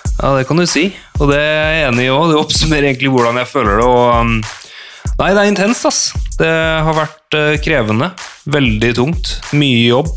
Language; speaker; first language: Norwegian; native; Norwegian